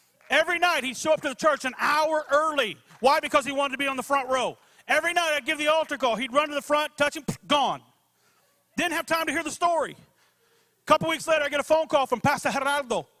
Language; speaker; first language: English; native; English